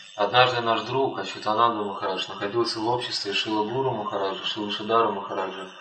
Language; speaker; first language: Russian; native; Russian